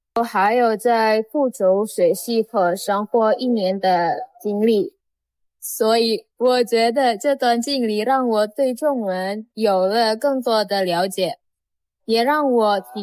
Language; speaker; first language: Chinese; non-native, learner; Indonesian